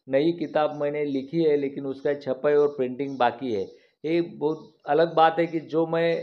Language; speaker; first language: Hindi; non-native, local second language; Marathi